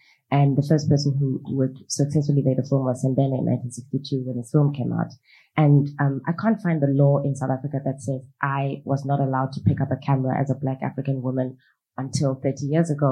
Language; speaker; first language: English; non-native, local second language; Xhosa